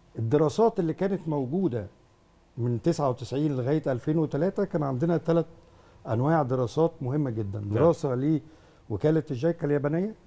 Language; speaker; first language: Egyptian Arabic; native; Egyptian Arabic